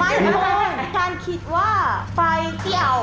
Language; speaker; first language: Thai; non-native, learner; Korean